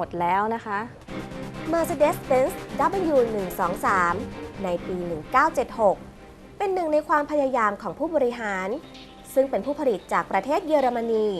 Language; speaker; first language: Thai; native; Thai